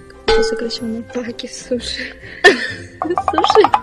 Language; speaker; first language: Russian; native; Russian